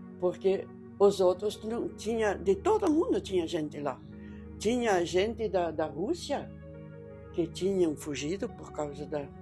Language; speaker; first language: Portuguese; early bilingual, other home language; Dutch